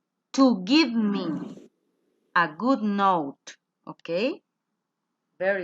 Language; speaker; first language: English; non-native, fluent; Spanish